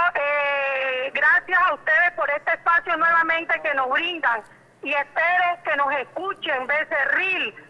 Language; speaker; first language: Spanish; native; Spanish